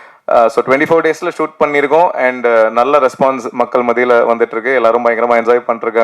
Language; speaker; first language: Tamil; native; Tamil